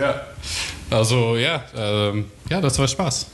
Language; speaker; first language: German; non-native, learner; English